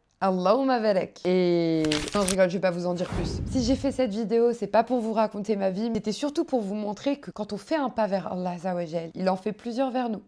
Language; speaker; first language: French; native; French